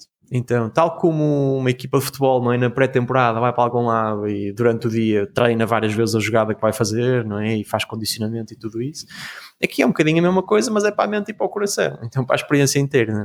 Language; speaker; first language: Portuguese; native; Portuguese